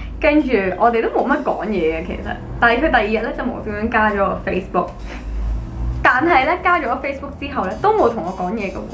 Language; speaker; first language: Cantonese; early bilingual, other home language; Hindi